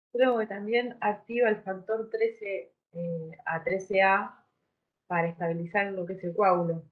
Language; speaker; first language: Spanish; native; Spanish